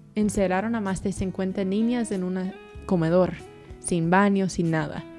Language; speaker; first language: Spanish; non-native, fluent; English